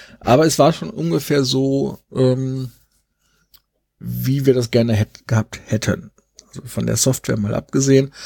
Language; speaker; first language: German; native; German